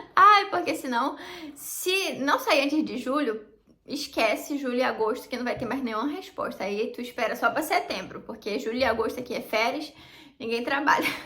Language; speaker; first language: Portuguese; native; Portuguese